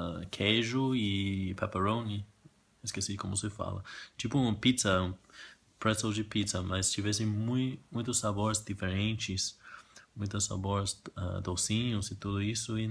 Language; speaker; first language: Portuguese; non-native, learner; Spanish